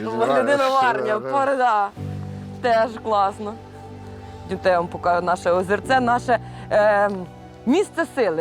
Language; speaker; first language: Ukrainian; native; Ukrainian